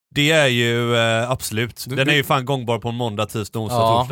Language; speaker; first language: Swedish; native; Swedish